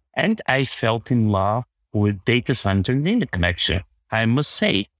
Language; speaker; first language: English; non-native, fluent; Bulgarian